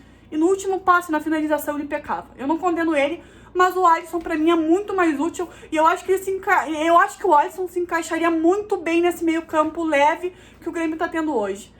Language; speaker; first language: Portuguese; native; Portuguese